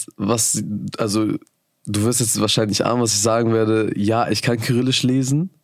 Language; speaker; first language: German; early bilingual, other home language; Persian